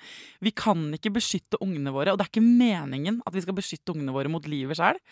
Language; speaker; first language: Norwegian; native; Norwegian